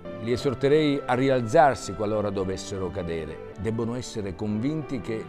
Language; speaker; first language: Italian; native; Italian